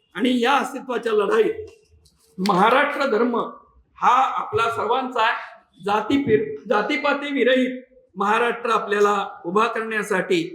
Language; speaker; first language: Marathi; native; Marathi